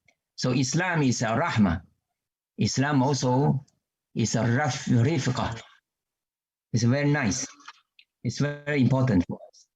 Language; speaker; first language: English; non-native, learner; Chinese